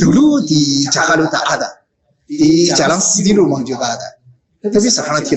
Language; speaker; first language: Indonesian; non-native, learner; Japanese